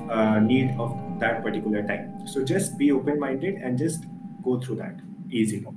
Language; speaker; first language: English; non-native, local second language; Hindi